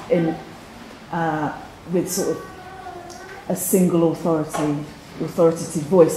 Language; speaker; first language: English; native; English